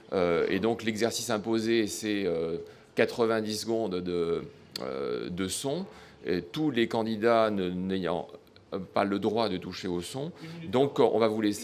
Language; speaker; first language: French; native; French